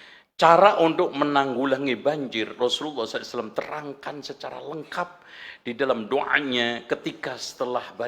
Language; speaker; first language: Indonesian; native; Indonesian